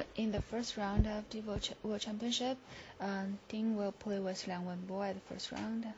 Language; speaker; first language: English; non-native, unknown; Chinese